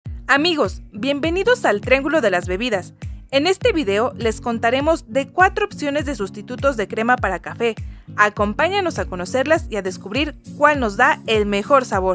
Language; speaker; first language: Spanish; native; Spanish